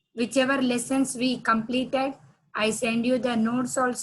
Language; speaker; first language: English; non-native, local second language; Hindi